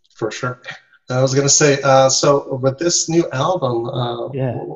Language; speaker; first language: English; non-native, fluent; Spanish